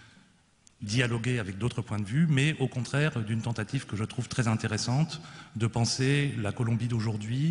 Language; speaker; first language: French; native; French